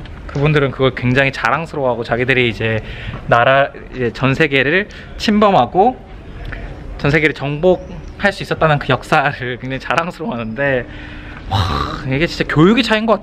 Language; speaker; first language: Korean; native; Korean